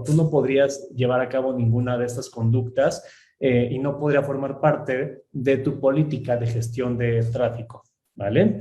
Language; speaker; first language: Spanish; native; Spanish